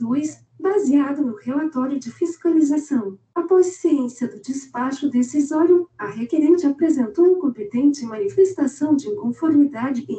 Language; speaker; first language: Portuguese; native; Portuguese